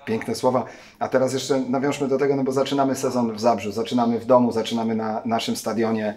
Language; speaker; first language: Polish; native; Polish